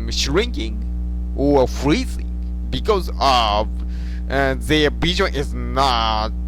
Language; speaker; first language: English; non-native, learner; Japanese